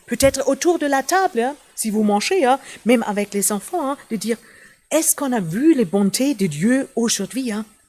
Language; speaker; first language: French; non-native, fluent; German